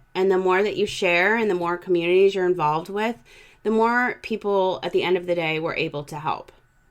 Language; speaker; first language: English; native; English